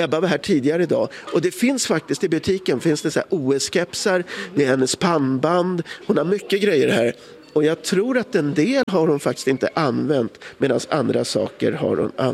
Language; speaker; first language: Swedish; native; Swedish